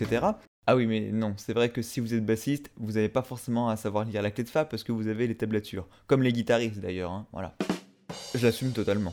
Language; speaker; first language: French; native; French